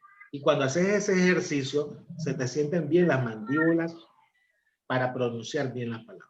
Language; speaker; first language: Spanish; native; Spanish